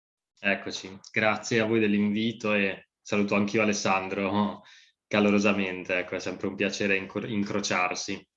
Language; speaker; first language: Italian; native; Italian